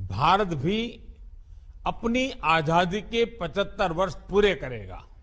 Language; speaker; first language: Hindi; non-native, local second language; Gujarati